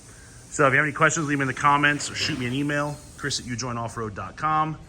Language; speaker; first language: English; native; English